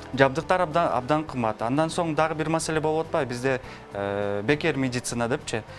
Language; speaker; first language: Kyrgyz; native; Kyrgyz